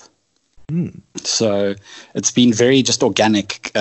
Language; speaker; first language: English; native; English